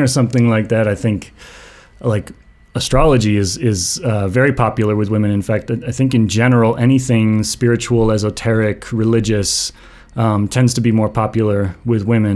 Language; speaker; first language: English; native; English